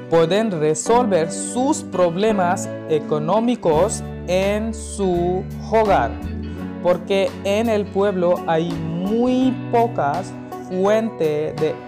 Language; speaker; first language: Spanish; non-native, learner; Hindi